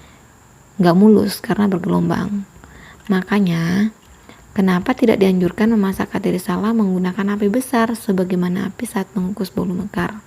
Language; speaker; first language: Indonesian; native; Indonesian